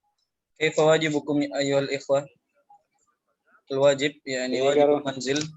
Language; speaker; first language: Arabic; non-native, fluent; Indonesian